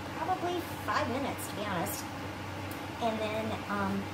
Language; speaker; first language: English; native; English